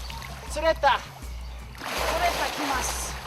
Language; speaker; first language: Japanese; non-native, learner; English